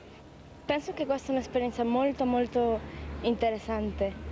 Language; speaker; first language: Italian; non-native, learner; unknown